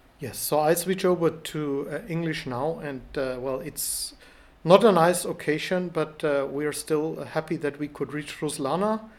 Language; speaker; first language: English; non-native, fluent; German